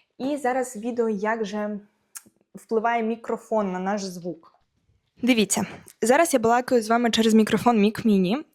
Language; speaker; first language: Ukrainian; non-native, local second language; Russian